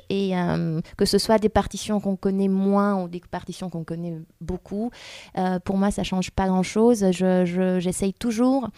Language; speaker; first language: French; non-native, fluent; Romanian